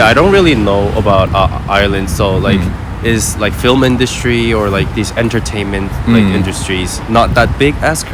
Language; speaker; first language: English; non-native, fluent; Korean